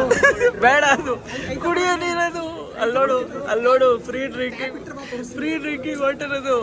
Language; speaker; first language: Kannada; native; Kannada